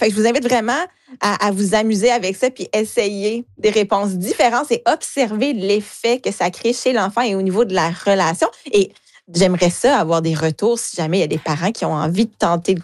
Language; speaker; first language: French; native; French